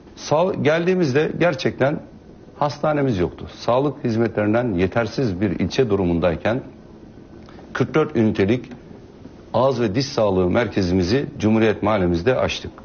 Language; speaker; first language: Turkish; native; Turkish